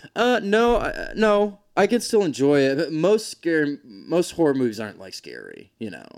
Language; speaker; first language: English; native; English